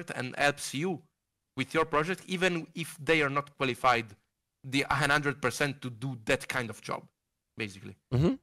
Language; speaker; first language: English; non-native, fluent; Italian